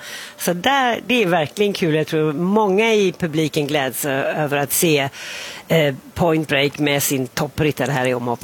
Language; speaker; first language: Swedish; native; Swedish